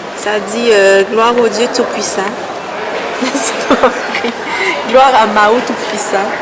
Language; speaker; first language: French; early bilingual, other home language; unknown